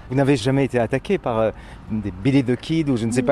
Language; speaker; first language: French; native; French